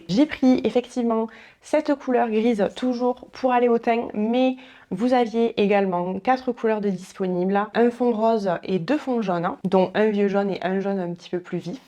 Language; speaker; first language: French; native; French